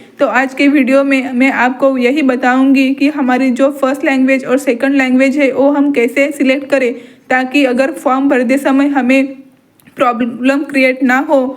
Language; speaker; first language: Hindi; non-native, local second language; Marathi